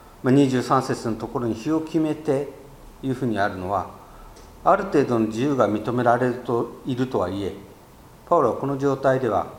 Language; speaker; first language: Japanese; native; Japanese